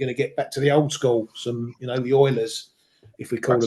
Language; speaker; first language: English; native; English